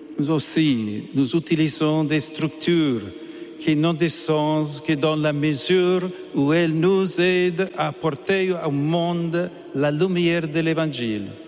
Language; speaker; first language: French; non-native, fluent; English